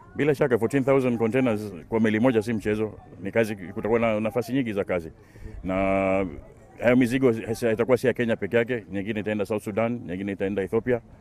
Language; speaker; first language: Swahili; native; Swahili